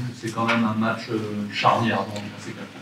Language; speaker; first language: French; native; French